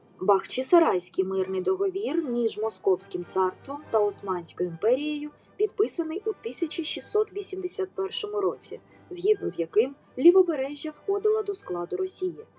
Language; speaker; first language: Ukrainian; native; Ukrainian